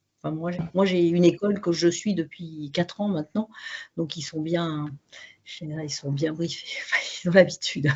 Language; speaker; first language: French; native; French